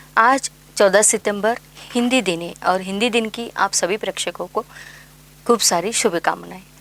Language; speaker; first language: Hindi; non-native, local second language; Marathi